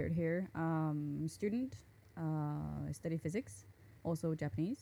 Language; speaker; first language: English; non-native, fluent; Norwegian